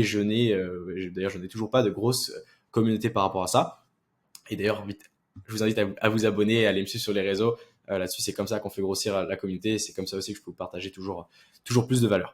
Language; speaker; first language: French; native; French